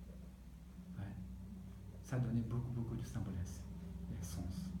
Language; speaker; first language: French; non-native, learner; Tibetan